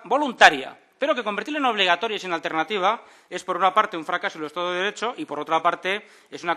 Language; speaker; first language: Spanish; native; Spanish